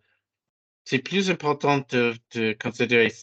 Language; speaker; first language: French; non-native, fluent; English